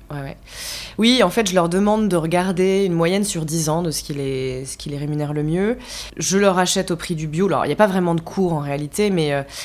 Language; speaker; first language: French; native; French